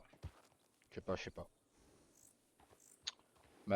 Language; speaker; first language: French; native; French